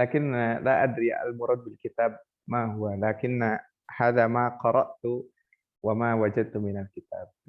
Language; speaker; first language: Arabic; non-native, learner; Indonesian